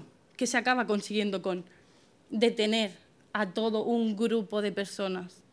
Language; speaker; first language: Spanish; native; Spanish